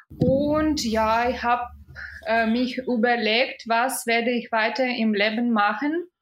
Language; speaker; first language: German; non-native, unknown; Russian